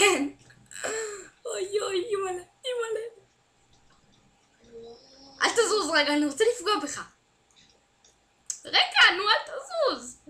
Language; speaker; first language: Hebrew; native; Hebrew